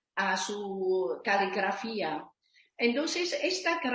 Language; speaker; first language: Spanish; non-native, learner; Chinese